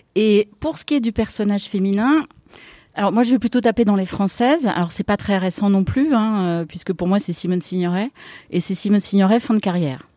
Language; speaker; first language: French; native; French